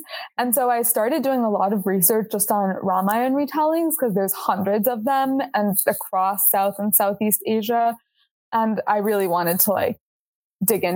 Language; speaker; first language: English; native; English